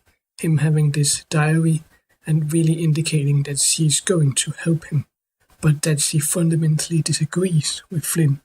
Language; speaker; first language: English; non-native, fluent; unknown